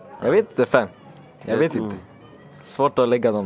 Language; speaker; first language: Swedish; early bilingual, other home language; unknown